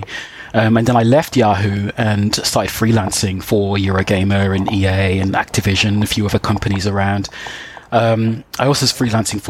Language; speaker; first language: English; native; English